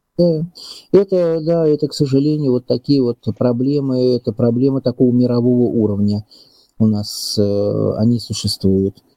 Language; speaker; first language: Russian; native; Russian